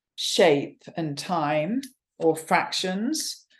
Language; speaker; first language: English; native; English